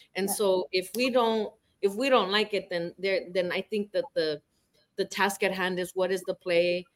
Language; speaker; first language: English; early bilingual, other home language; Spanish